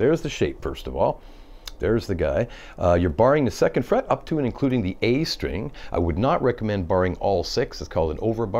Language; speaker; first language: English; native; English